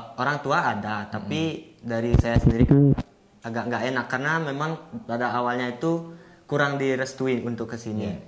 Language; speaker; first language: Indonesian; non-native, local second language; Balinese